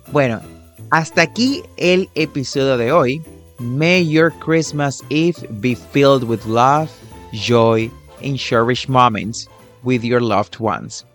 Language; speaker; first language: English; non-native, fluent; Spanish